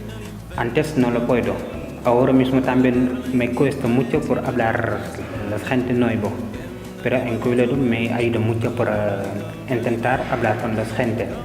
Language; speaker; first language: Spanish; non-native, learner; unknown